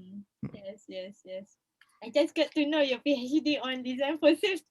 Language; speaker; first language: English; non-native, local second language; Malay